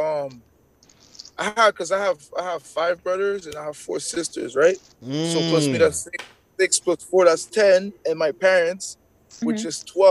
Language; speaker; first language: English; non-native, fluent; French